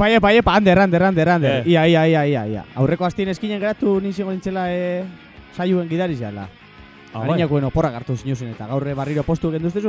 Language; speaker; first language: Basque; native; Basque